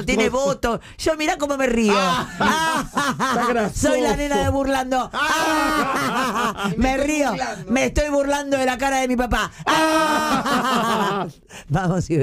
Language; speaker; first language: Spanish; native; Spanish